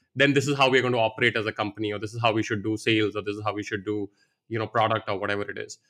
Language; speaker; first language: English; non-native, local second language; Hindi